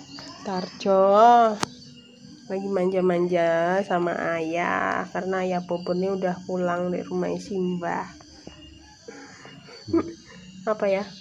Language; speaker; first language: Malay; non-native, local second language; Javanese